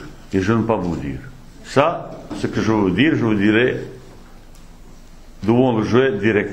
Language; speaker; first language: French; non-native, fluent; Bosnian